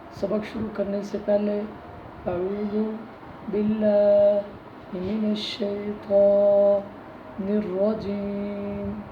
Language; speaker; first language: Urdu; native; Urdu